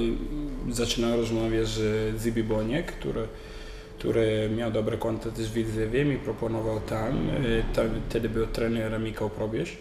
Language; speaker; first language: Polish; non-native, learner; Italian